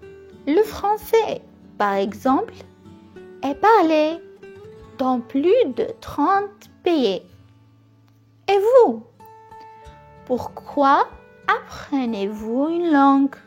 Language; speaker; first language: French; non-native, local second language; Arabic